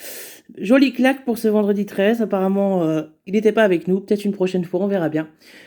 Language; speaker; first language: French; native; French